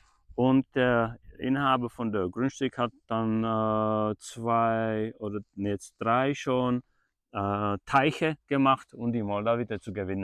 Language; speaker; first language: German; non-native, fluent; Czech